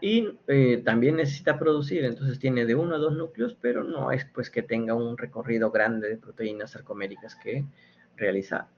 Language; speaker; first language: Spanish; native; Spanish